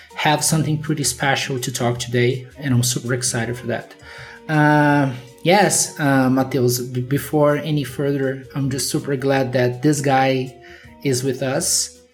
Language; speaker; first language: English; non-native, fluent; Portuguese